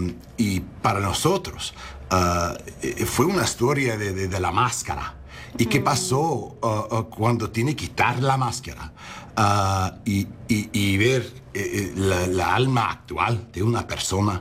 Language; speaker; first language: Spanish; non-native, learner; English